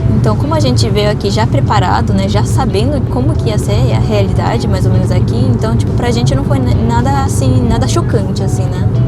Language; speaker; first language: Portuguese; early bilingual, other home language; Japanese